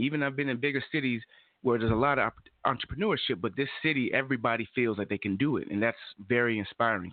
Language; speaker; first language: English; native; English